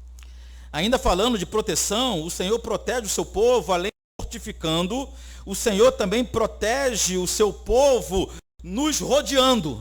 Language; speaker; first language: Portuguese; native; Portuguese